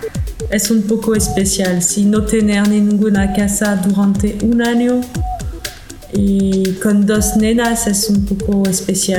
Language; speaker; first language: Spanish; non-native, learner; French